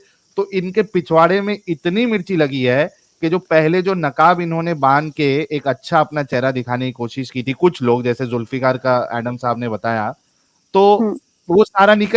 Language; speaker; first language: Hindi; native; Hindi